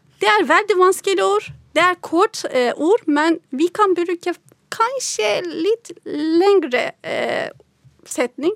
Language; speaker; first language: Norwegian; non-native, fluent; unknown